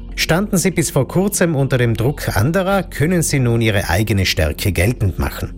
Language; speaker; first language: German; native; German